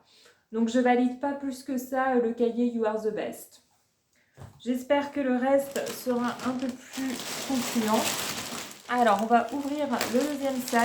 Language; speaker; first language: French; native; French